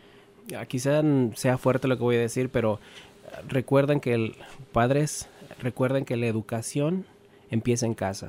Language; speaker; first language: Spanish; native; Spanish